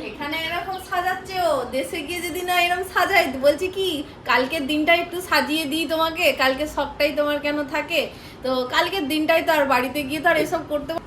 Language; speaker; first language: Bangla; native; Bangla